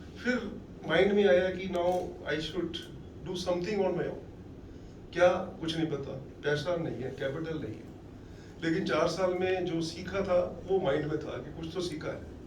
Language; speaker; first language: Hindi; native; Hindi